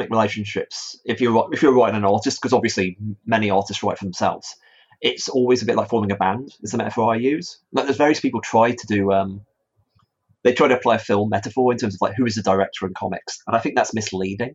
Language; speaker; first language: English; native; English